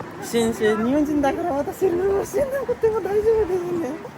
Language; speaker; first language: Japanese; non-native, learner; Nepali